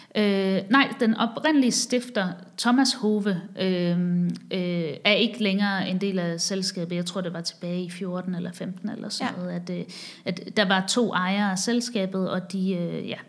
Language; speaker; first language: Danish; native; Danish